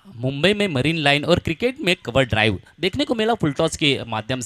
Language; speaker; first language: Hindi; non-native, local second language; Marathi